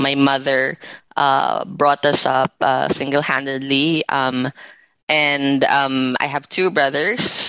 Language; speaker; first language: English; non-native, local second language; Filipino